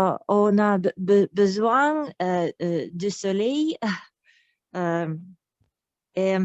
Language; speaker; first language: French; non-native, learner; Russian